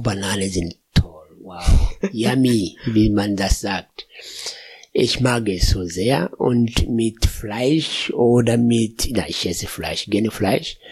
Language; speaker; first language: German; non-native, fluent; Swahili